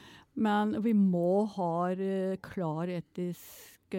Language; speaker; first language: Norwegian; non-native, fluent; English